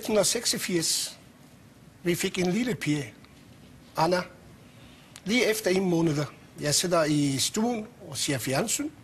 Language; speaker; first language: Danish; non-native, fluent; Persian